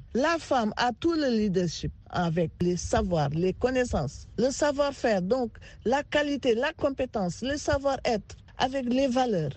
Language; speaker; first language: French; non-native, local second language; Wolof